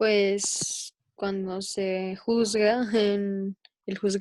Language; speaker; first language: Spanish; native; Spanish